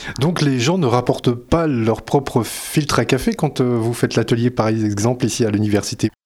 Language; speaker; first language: French; native; French